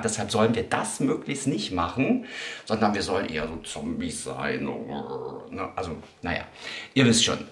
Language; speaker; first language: German; native; German